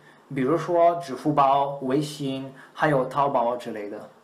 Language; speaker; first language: Chinese; non-native, fluent; Italian